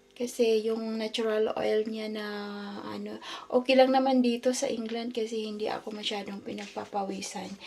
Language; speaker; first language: Filipino; native; Filipino